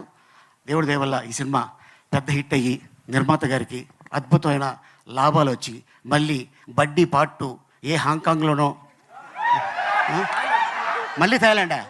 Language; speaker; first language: Telugu; native; Telugu